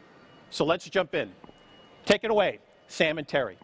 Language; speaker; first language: English; native; English